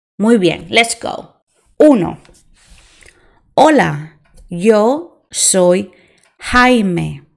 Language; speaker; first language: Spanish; non-native, fluent; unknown